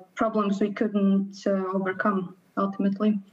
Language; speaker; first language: English; non-native, fluent; Latvian